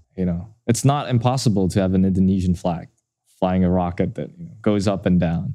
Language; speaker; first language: English; non-native, fluent; Indonesian